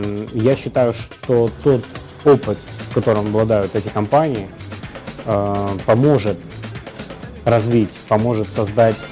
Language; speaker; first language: Russian; native; Russian